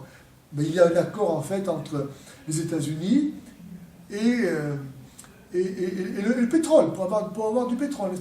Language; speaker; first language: French; native; French